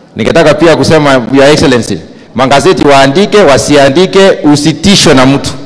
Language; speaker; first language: Swahili; non-native, local second language; Meru